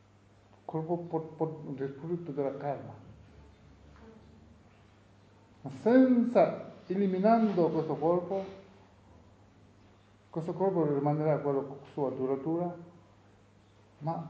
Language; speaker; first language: Italian; non-native, learner; Tibetan